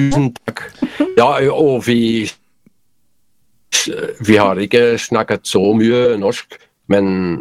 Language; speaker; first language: Norwegian; non-native, learner; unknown